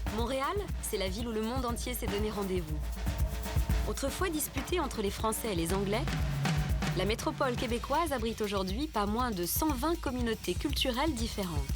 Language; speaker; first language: French; native; French